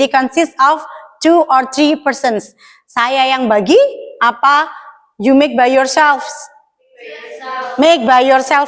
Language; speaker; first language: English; non-native, learner; Indonesian